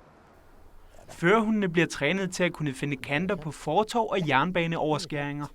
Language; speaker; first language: Danish; native; Danish